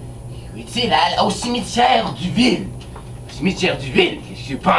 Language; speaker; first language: French; non-native, learner; English